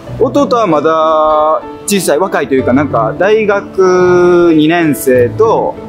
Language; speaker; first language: Japanese; native; Japanese